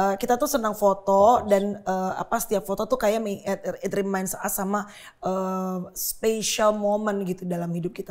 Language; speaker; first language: Indonesian; native; Indonesian